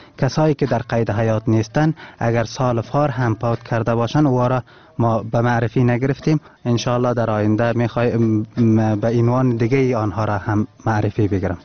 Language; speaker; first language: Persian; non-native, local second language; Turkmen